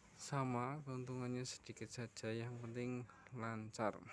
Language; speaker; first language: Indonesian; native; Indonesian